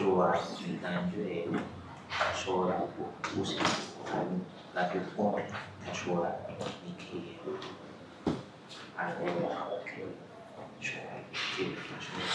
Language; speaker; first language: Chinese; non-native, learner; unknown